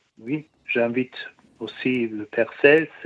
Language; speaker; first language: French; non-native, learner; German